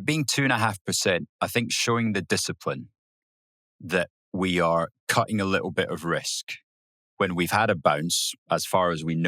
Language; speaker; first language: English; native; English